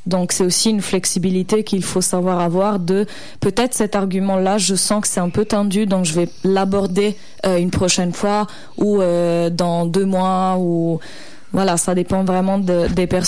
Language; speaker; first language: French; native; French